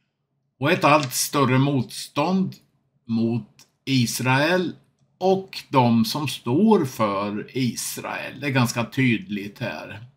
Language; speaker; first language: Swedish; native; Swedish